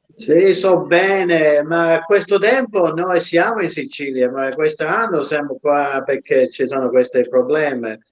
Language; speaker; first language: Italian; early bilingual, other home language; English